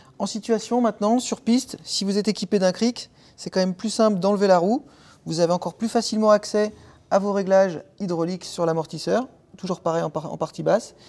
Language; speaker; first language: French; native; French